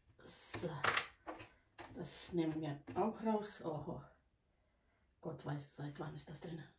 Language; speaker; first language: German; non-native, fluent; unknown